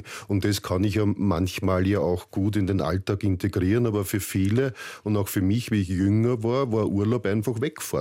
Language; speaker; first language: German; native; German